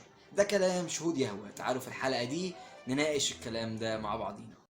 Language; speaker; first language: Arabic; native; Arabic